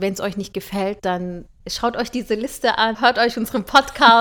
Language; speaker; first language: German; early bilingual, other home language; Turkish